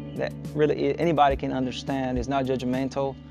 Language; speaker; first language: English; non-native, fluent; Portuguese